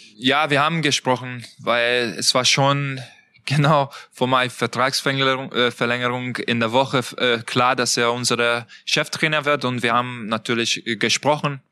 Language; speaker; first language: German; non-native, fluent; Hungarian